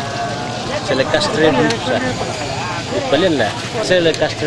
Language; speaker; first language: French; non-native, learner; Indonesian